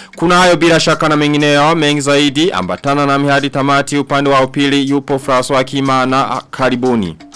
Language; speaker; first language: Swahili; non-native, local second language; Rundi